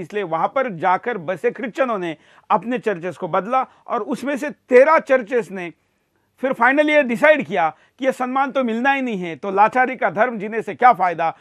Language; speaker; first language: Hindi; non-native, local second language; Marathi